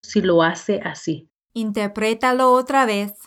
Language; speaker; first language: Spanish; non-native, fluent; English